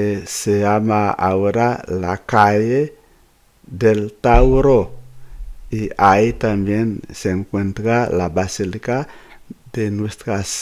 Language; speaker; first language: Spanish; non-native, fluent; Haitian Creole